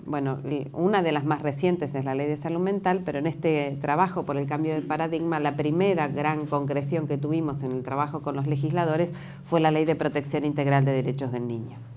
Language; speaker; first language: Spanish; native; Spanish